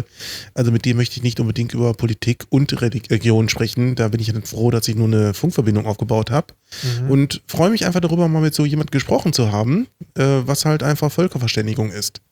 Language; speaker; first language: German; native; German